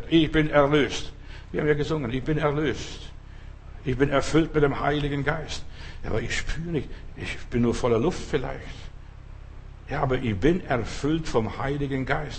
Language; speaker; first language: German; non-native, fluent; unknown